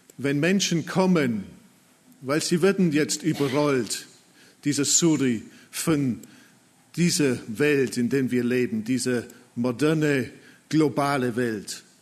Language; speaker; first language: German; non-native, fluent; English